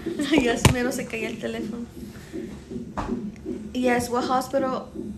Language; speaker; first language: Spanish; early bilingual, heritage; Spanish